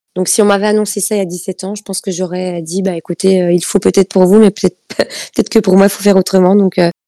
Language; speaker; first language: French; native; French